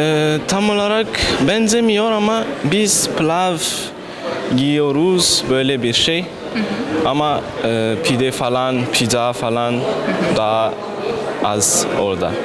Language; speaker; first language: Turkish; non-native, learner; Malagasy